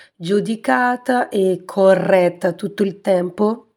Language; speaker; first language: Italian; non-native, fluent; Portuguese